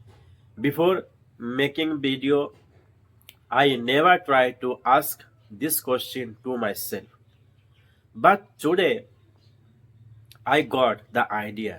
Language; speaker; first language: English; non-native, learner; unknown